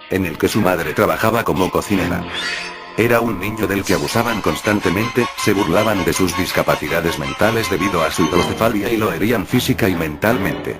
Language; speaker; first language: Spanish; native; Spanish